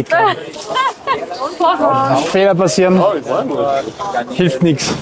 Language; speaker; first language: German; native; German